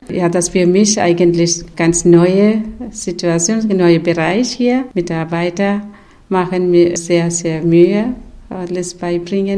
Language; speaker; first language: German; non-native, learner; Malayalam